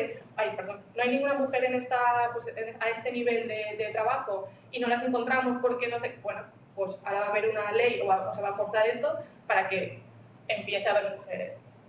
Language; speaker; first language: Spanish; native; Spanish